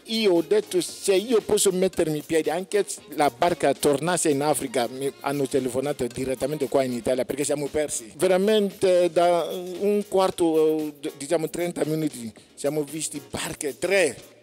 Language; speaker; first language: Italian; non-native, fluent; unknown